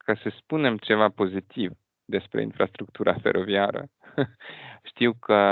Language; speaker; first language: Romanian; non-native, fluent; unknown